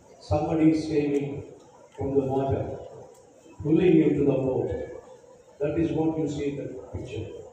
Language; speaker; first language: English; non-native, local second language; Telugu